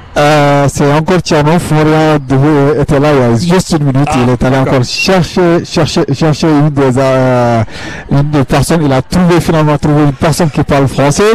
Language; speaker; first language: French; non-native, local second language; Fula